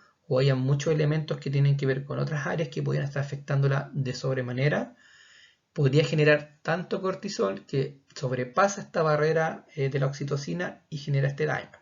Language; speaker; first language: Spanish; native; Spanish